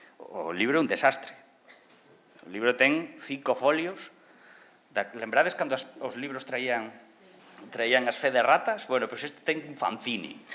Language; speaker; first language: Galician; non-native, local second language; Spanish